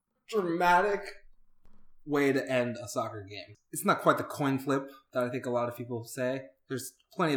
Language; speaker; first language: English; native; English